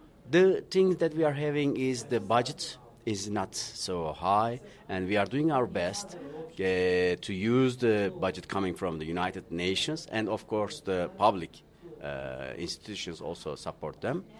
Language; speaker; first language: English; non-native, fluent; Turkish